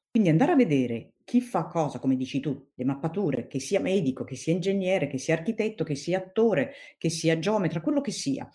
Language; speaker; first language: Italian; non-native, fluent; Tigrinya